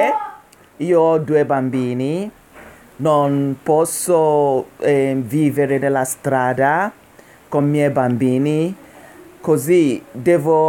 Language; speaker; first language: Italian; non-native, learner; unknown